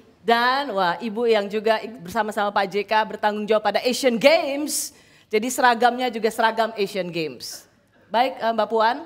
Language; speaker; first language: Indonesian; native; Indonesian